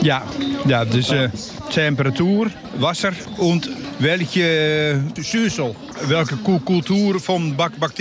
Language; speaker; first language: German; non-native, learner; Dutch